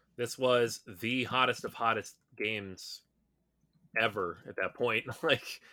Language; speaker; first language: English; native; English